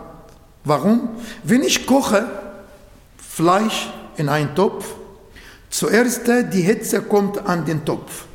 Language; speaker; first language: German; non-native, fluent; Arabic